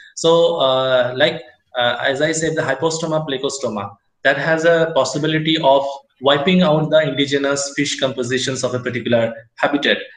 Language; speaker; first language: English; non-native, local second language; Assamese